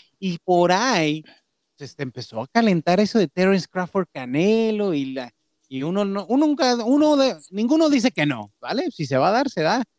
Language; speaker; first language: Spanish; native; Spanish